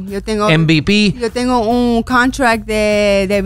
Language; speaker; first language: Spanish; early bilingual, heritage; English